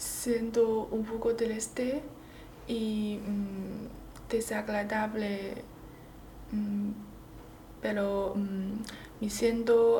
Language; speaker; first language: Spanish; non-native, learner; Chinese